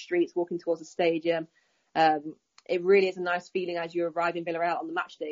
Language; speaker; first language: English; native; English